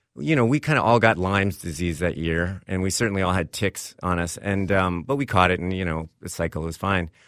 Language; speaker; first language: English; native; English